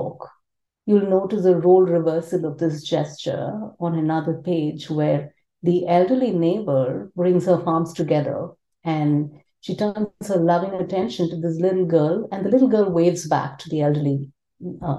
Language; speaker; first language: English; non-native, local second language; Tamil